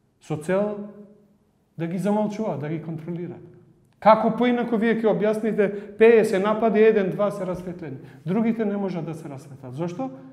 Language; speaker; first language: Macedonian; non-native, local second language; Albanian